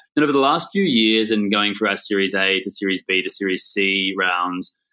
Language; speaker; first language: English; native; English